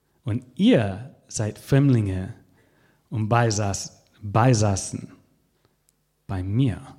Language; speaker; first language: German; non-native, fluent; English